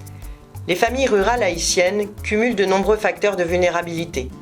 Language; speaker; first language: French; native; French